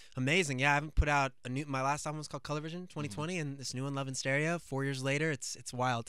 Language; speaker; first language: English; native; English